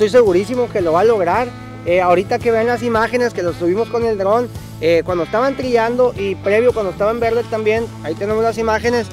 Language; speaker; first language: Spanish; native; Spanish